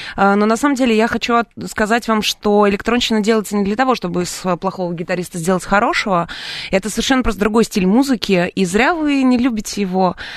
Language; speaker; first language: Russian; native; Russian